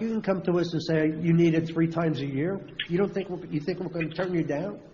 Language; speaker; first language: English; native; English